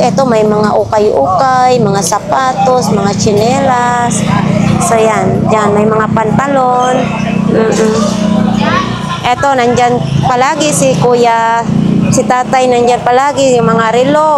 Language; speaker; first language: Filipino; native; Filipino